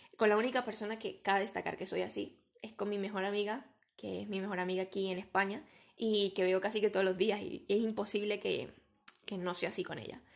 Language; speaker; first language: Spanish; native; Spanish